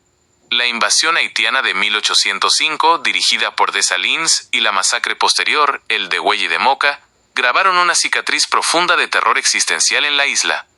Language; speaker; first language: Spanish; native; Spanish